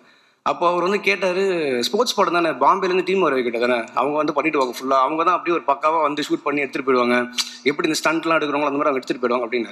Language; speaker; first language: Tamil; native; Tamil